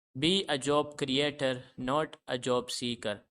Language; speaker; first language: English; non-native, local second language; Urdu